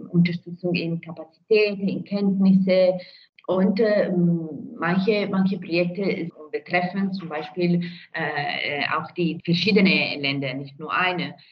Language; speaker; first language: German; non-native, fluent; Italian